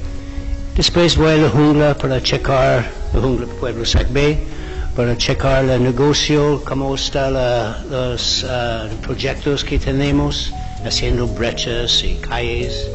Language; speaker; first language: Spanish; non-native, fluent; English